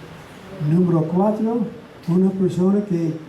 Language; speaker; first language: Spanish; non-native, fluent; English